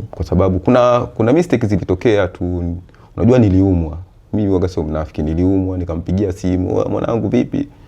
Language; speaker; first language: Swahili; native; Swahili